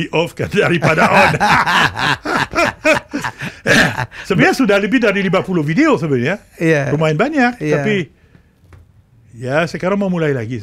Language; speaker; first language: Indonesian; non-native, fluent; French